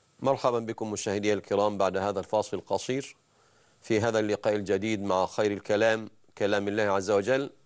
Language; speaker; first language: Arabic; native; Arabic